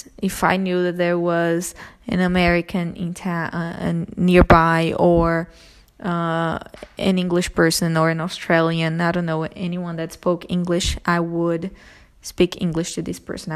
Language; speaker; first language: English; non-native, fluent; Portuguese